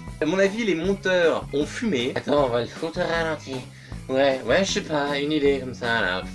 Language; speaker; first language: French; native; French